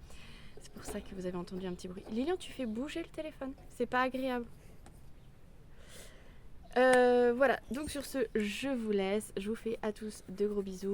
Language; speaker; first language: French; native; French